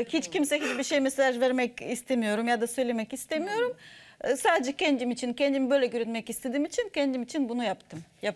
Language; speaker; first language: Turkish; non-native, fluent; Russian